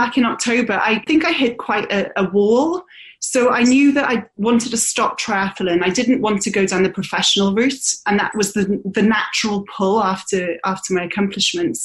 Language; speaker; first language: English; native; English